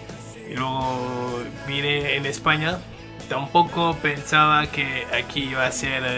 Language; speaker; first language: Spanish; non-native, fluent; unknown